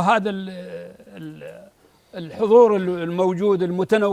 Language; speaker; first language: Arabic; native; Arabic